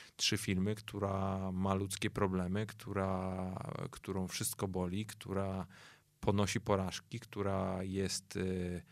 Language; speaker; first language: Polish; native; Polish